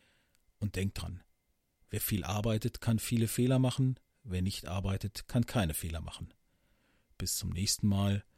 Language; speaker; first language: German; native; German